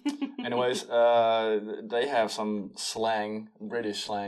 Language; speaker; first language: English; non-native, fluent; Dutch